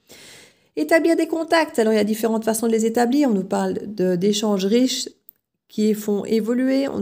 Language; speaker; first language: French; native; French